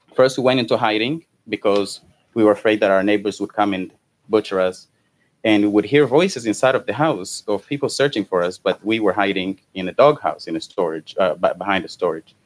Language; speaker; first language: English; non-native, local second language; Kinyarwanda